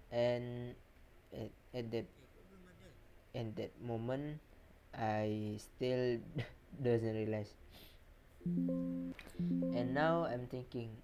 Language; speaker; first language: English; non-native, learner; Indonesian